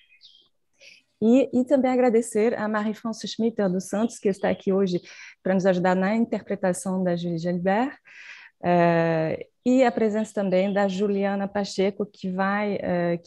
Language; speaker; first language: Portuguese; non-native, fluent; French